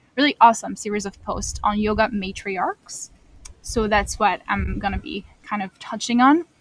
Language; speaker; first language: English; non-native, fluent; French